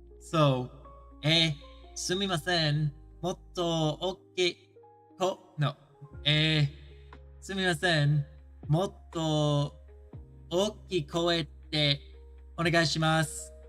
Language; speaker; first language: Japanese; non-native, learner; English